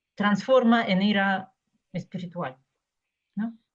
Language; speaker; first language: Spanish; non-native, fluent; Russian